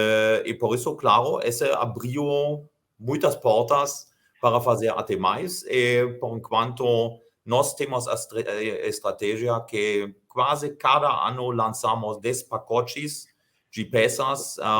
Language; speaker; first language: Portuguese; non-native, fluent; German